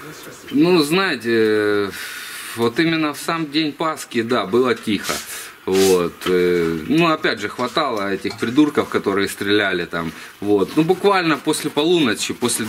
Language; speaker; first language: Russian; native; Russian